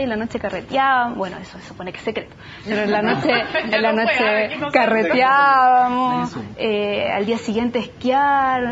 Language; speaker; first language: Spanish; native; Spanish